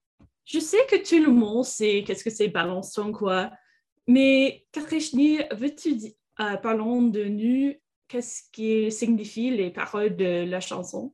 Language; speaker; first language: French; non-native, learner; English